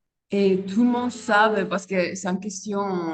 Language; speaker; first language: French; non-native, fluent; Spanish